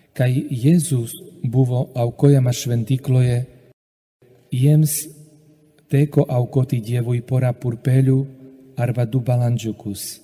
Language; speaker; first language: Lithuanian; non-native, fluent; Slovak